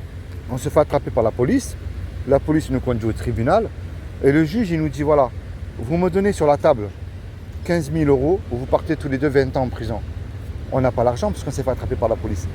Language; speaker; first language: French; native; French